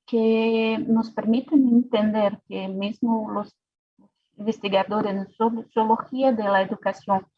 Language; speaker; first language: Spanish; non-native, fluent; Portuguese